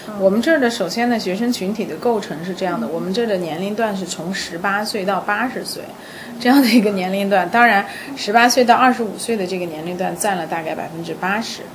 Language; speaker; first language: Chinese; native; Chinese